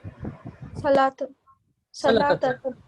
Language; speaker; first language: Arabic; non-native, learner; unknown